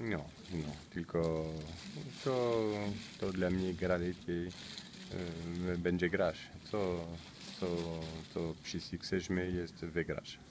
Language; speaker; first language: Polish; non-native, learner; French